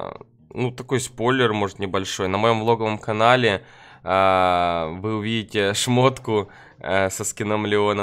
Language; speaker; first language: Russian; native; Russian